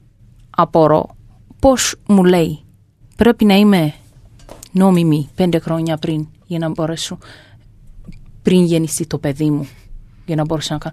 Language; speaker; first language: Greek; non-native, fluent; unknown